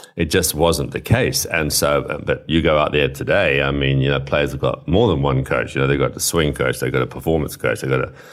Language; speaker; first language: English; native; English